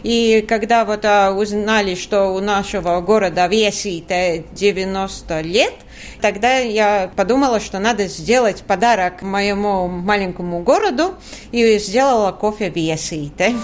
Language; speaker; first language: Russian; non-native, local second language; Latvian